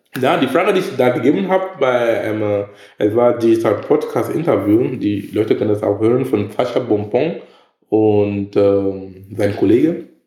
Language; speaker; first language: German; non-native, fluent; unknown